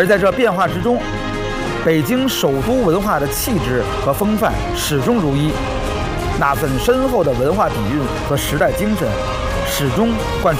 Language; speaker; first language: Chinese; native; Chinese